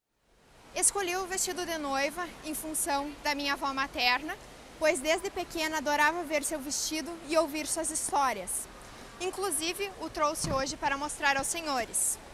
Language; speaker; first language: Portuguese; native; Portuguese